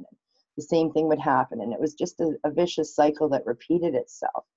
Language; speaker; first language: English; native; English